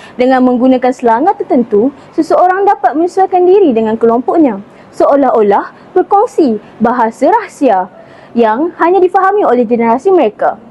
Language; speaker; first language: Malay; native; Malay